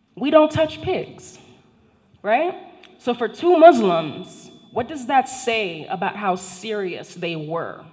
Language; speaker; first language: English; non-native, fluent; Haitian Creole